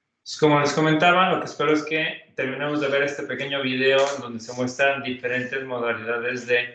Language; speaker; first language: Spanish; native; Spanish